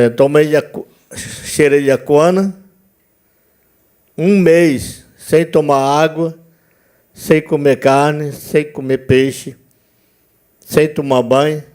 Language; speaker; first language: Portuguese; non-native, local second language; Yanomámi